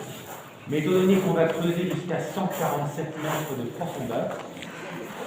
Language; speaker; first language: French; native; French